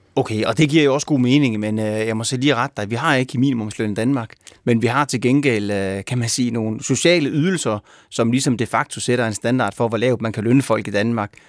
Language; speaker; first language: Danish; native; Danish